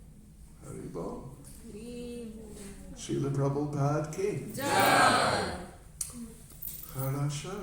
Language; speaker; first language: Russian; non-native, learner; English